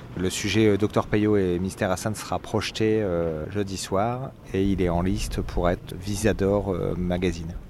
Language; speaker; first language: French; native; French